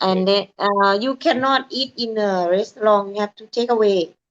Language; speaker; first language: English; non-native, learner; Thai